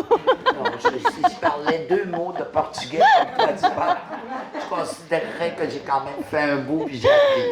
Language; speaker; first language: French; native; French